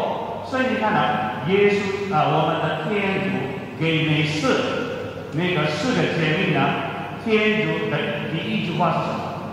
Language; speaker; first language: Chinese; non-native, fluent; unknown